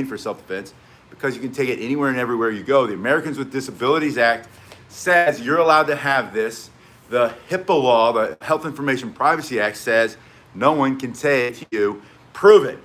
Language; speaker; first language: English; native; English